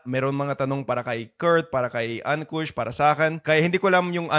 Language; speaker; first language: Filipino; non-native, fluent; English